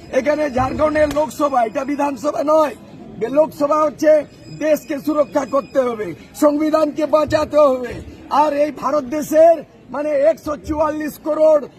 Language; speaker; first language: Bangla; non-native, local second language; Santali